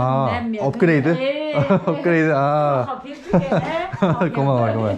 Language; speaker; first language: Korean; native; Korean